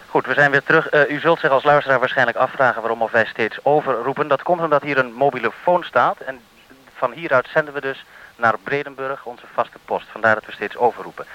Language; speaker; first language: Dutch; native; Dutch